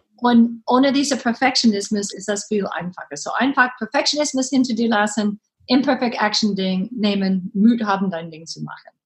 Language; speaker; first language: German; non-native, learner; English